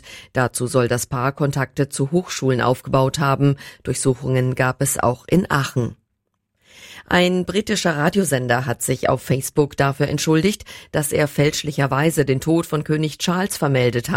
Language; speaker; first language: German; native; German